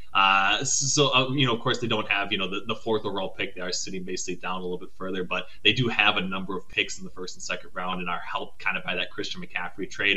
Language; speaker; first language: English; native; English